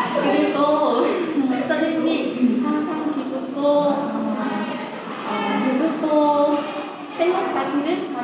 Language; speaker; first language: Korean; non-native, learner; Vietnamese